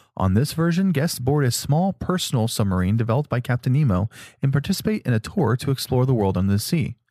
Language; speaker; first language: English; native; English